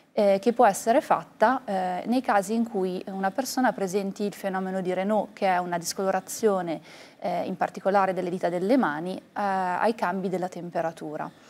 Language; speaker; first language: Italian; native; Italian